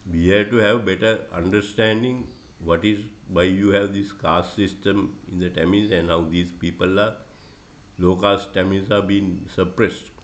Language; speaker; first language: English; non-native, local second language; Sinhala